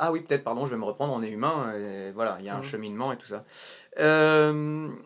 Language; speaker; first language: French; native; French